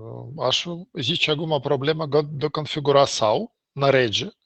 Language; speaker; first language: Portuguese; non-native, learner; Russian